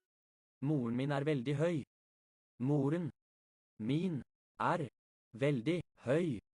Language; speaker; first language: Norwegian; non-native, learner; English